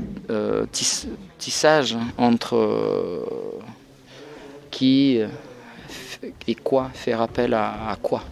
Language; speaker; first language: French; non-native, fluent; Russian